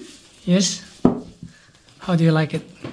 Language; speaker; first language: English; non-native, local second language; Filipino